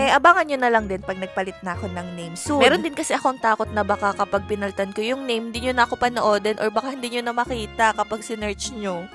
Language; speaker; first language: Filipino; native; Filipino